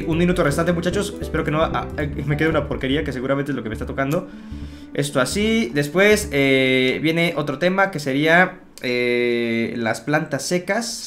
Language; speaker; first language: Spanish; native; Spanish